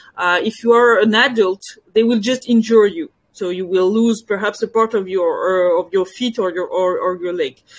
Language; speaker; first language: English; non-native, fluent; French